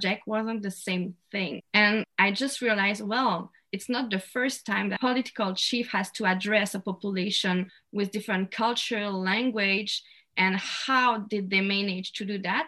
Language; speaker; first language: English; non-native, fluent; French